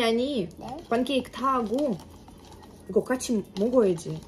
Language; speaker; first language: Korean; non-native, learner; Russian